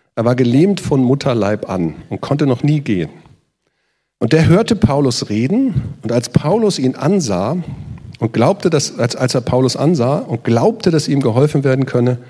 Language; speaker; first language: German; native; German